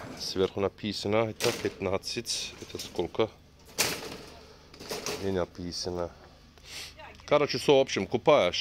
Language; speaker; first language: Russian; non-native, learner; Turkish